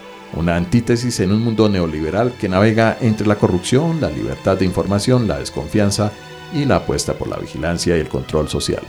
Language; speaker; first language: Spanish; native; Spanish